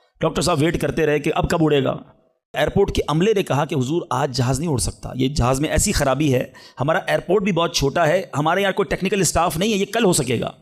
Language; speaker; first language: Urdu; native; Urdu